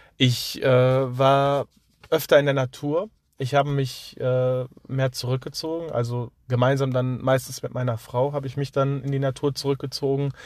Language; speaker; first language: German; native; German